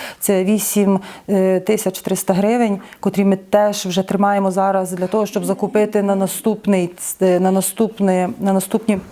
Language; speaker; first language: Ukrainian; native; Ukrainian